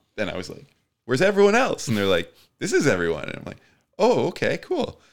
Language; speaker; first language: English; native; English